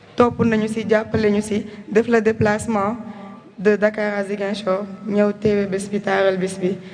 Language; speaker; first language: Wolof; non-native, local second language; Jola-Fonyi